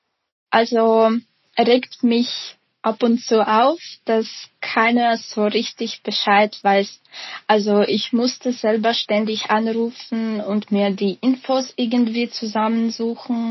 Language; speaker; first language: German; non-native, fluent; Ukrainian